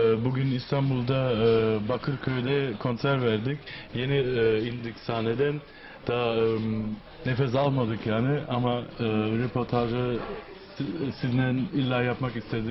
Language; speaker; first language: Turkish; early bilingual, heritage; Turkish